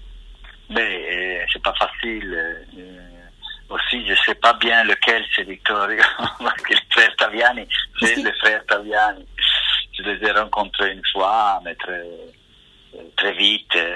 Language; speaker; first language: French; non-native, fluent; Italian